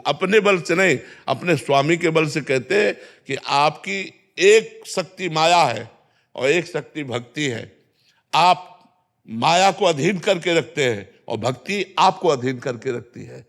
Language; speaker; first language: Hindi; native; Hindi